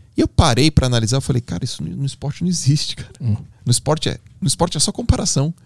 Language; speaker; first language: Portuguese; native; Portuguese